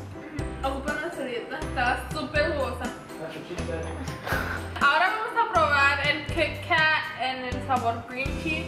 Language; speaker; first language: Spanish; early bilingual, other home language; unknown